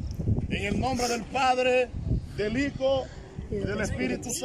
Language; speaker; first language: Spanish; native; Spanish